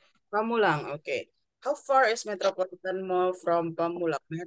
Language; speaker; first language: English; non-native, fluent; Indonesian